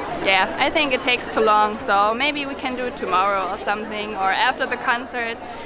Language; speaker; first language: English; non-native, fluent; German